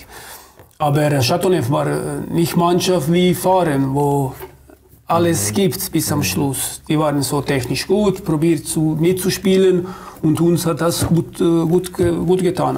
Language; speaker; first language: German; non-native, fluent; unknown